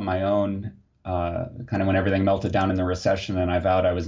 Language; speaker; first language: English; native; English